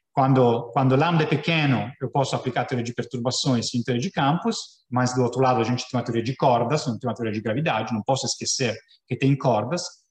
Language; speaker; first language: Portuguese; non-native, fluent; Italian